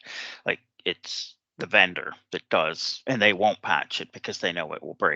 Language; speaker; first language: English; native; English